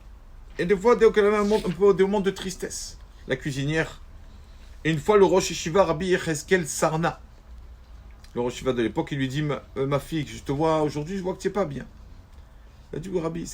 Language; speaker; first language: French; native; French